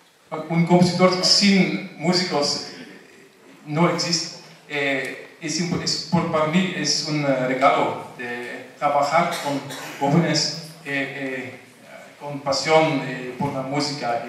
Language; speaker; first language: Spanish; non-native, learner; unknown